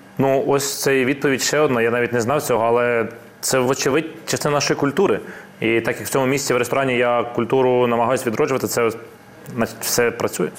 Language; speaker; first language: Ukrainian; non-native, local second language; Russian